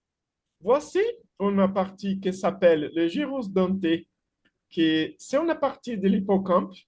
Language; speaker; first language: French; non-native, fluent; Portuguese